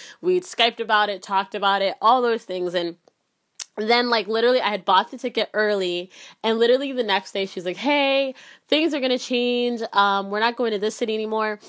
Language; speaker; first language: English; early bilingual, other home language; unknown